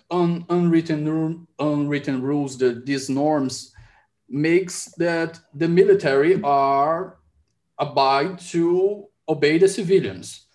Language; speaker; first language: English; non-native, fluent; Portuguese